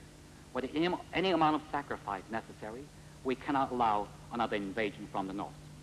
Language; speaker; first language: English; non-native, local second language; Korean